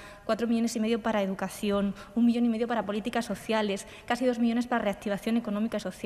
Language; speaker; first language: Spanish; native; Spanish